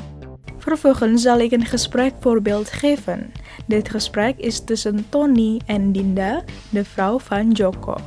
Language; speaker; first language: Dutch; non-native, fluent; Indonesian